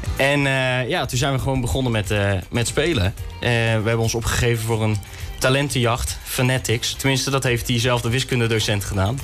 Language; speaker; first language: Dutch; native; Dutch